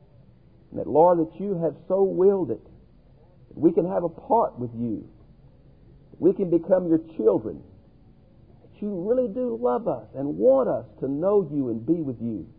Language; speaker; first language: English; native; English